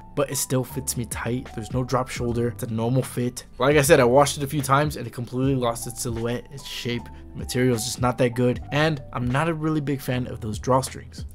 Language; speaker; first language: English; native; English